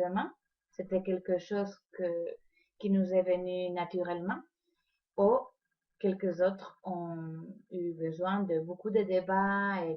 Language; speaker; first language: French; non-native, fluent; Spanish